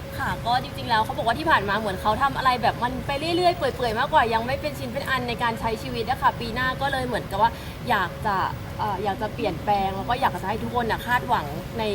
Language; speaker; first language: Thai; native; Thai